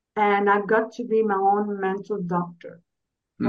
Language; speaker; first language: English; non-native, fluent; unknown